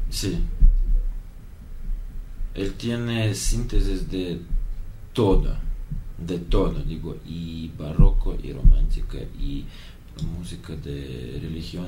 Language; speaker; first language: Spanish; non-native, learner; Russian